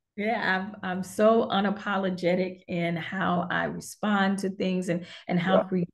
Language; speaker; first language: English; native; English